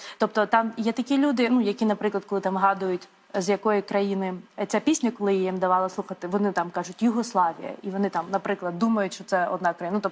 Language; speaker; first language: Ukrainian; native; Ukrainian